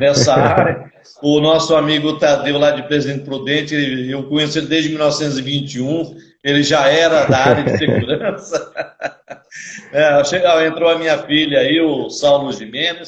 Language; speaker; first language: Portuguese; native; Portuguese